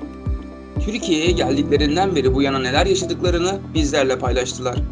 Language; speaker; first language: Turkish; native; Turkish